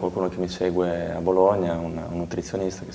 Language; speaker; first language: Italian; native; Italian